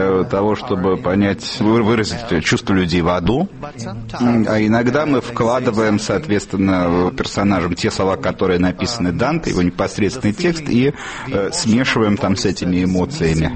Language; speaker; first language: Russian; native; Russian